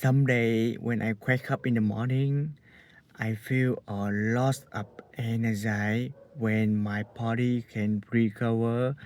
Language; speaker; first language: English; non-native, learner; Vietnamese